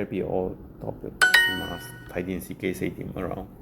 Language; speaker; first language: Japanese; non-native, learner; Cantonese